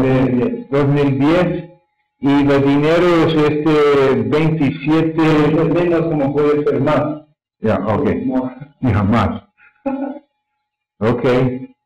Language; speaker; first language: Spanish; non-native, learner; English